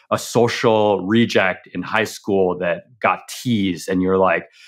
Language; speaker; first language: English; native; English